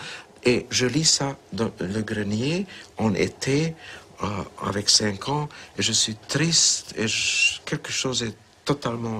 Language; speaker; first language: French; non-native, fluent; Hungarian